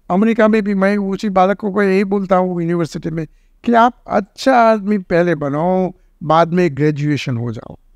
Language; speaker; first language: Hindi; non-native, local second language; Gujarati